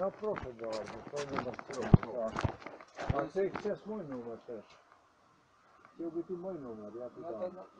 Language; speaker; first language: Polish; non-native, learner; Ukrainian